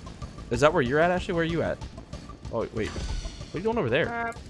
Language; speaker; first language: English; native; English